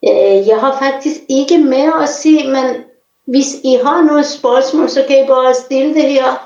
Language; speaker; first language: Danish; non-native, fluent; Persian